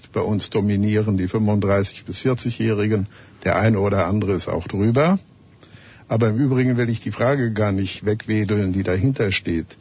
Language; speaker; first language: German; native; German